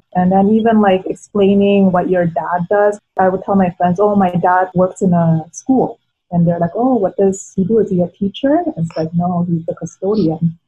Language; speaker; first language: English; non-native, fluent; Filipino